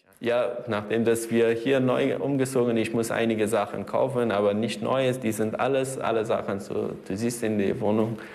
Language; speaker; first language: German; non-native, learner; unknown